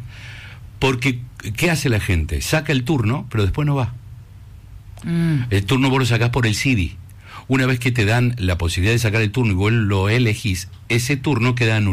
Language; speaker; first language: Spanish; native; Spanish